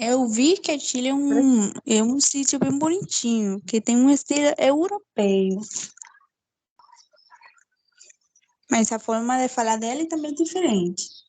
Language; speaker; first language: Portuguese; non-native, fluent; Spanish